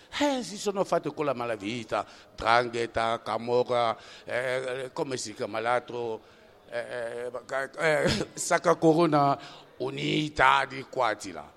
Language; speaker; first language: Italian; non-native, fluent; French